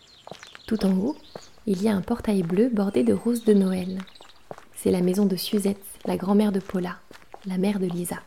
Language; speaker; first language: French; native; French